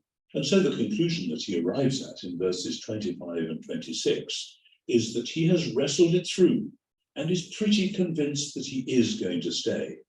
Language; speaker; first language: English; native; English